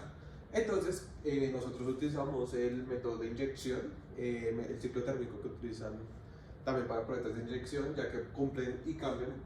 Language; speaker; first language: Spanish; native; Spanish